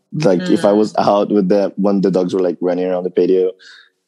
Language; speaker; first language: English; non-native, fluent; Portuguese